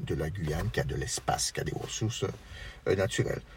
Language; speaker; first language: French; native; French